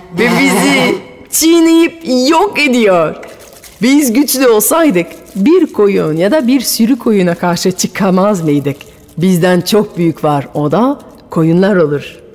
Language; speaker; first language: Turkish; non-native, fluent; French